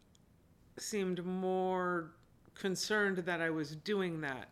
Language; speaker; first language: English; native; English